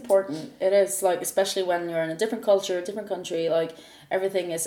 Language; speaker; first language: English; non-native, fluent; Norwegian